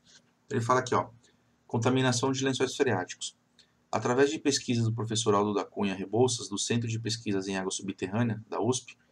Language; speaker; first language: Portuguese; native; Portuguese